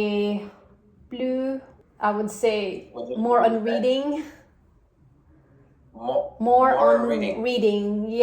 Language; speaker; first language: English; non-native, learner; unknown